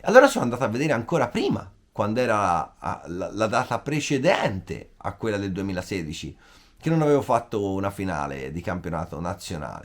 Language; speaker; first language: Italian; native; Italian